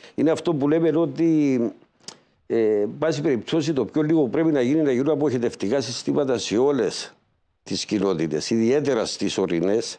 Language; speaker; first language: Greek; native; Greek